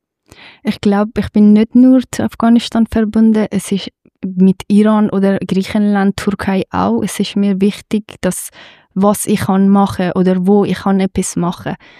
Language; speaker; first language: German; non-native, fluent; Persian